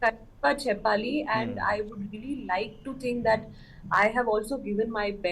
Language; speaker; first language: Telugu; non-native, learner; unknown